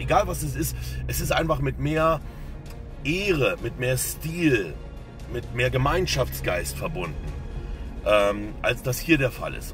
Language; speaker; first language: German; native; German